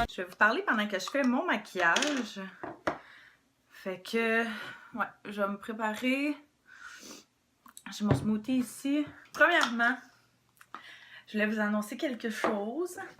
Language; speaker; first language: French; native; French